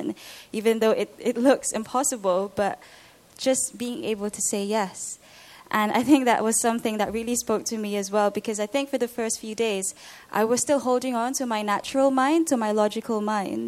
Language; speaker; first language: English; non-native, local second language; Filipino